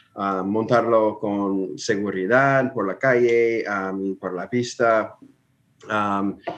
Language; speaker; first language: Spanish; non-native, fluent; English